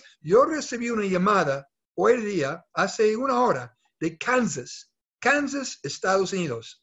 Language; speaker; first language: Spanish; non-native, fluent; English